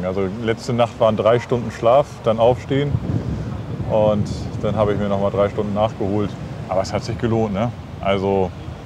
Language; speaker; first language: German; native; German